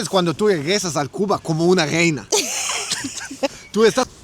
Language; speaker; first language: Spanish; non-native, learner; Serbian